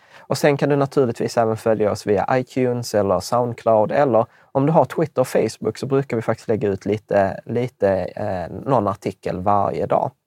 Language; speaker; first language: Swedish; early bilingual, other home language; Czech